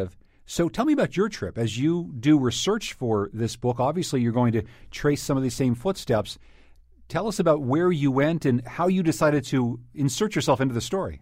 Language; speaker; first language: English; native; English